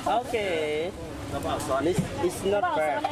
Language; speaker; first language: English; non-native, learner; Lao